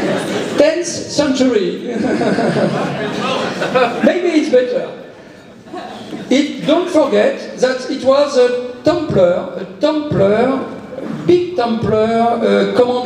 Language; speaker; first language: English; non-native, learner; French